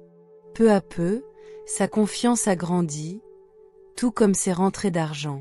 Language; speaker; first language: French; native; French